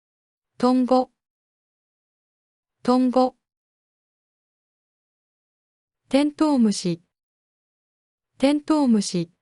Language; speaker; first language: Japanese; native; Japanese